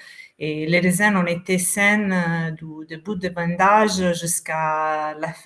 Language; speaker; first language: French; non-native, fluent; Italian